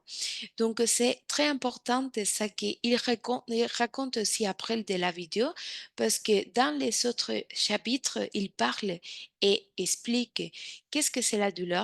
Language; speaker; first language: French; non-native, fluent; Spanish